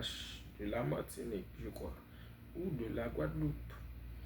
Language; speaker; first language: French; non-native, fluent; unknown